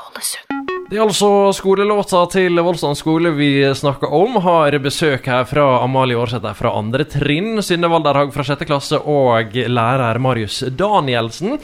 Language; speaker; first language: Norwegian; native; Norwegian